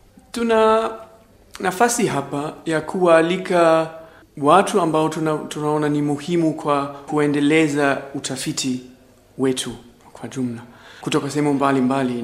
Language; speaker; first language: Swahili; non-native, fluent; German